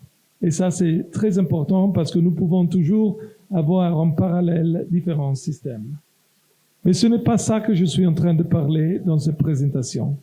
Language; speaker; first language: French; non-native, local second language; Italian